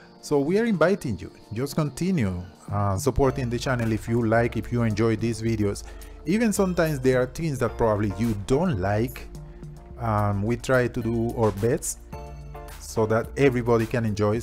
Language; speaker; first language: English; non-native, fluent; Spanish